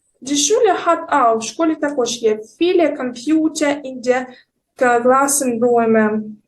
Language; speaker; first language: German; non-native, fluent; Ukrainian